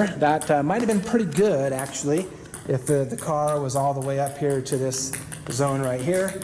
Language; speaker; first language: English; native; English